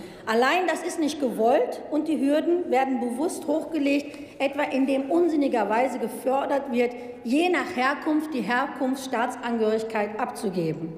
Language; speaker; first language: German; early bilingual, other home language; Turkish